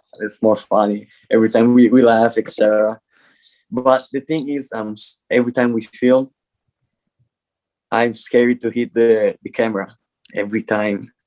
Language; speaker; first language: English; non-native, learner; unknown